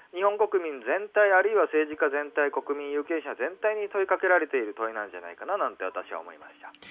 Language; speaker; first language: Japanese; native; Japanese